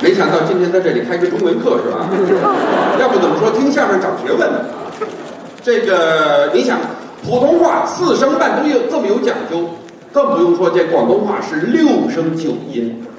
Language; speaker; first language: Chinese; non-native, fluent; English